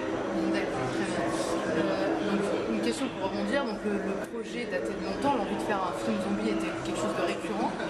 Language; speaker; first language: French; native; French